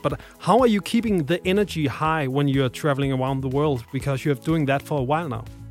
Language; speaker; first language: English; non-native, fluent; Danish